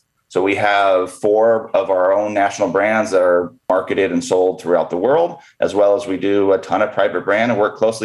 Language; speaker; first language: English; native; English